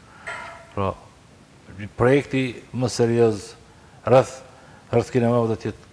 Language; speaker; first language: Albanian; native; Albanian